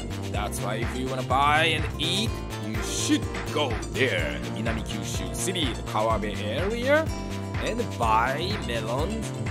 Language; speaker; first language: English; non-native, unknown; Japanese